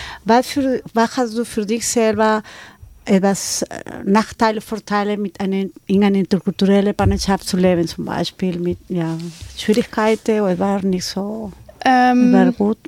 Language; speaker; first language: German; non-native, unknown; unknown